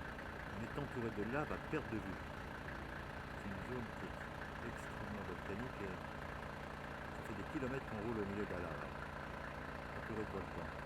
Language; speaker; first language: French; native; French